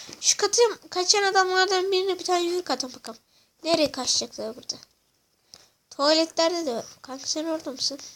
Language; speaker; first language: Turkish; native; Turkish